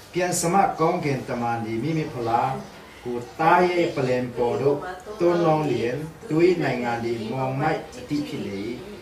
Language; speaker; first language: Burmese; non-native, local second language; Tedim Chin